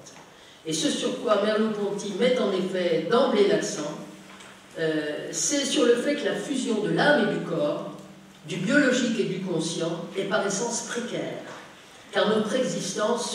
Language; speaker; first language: French; native; French